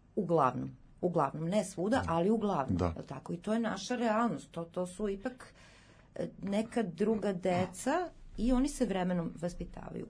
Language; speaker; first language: Serbian; native; Serbian